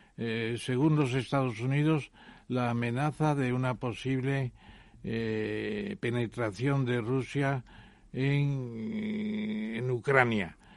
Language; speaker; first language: Spanish; native; Spanish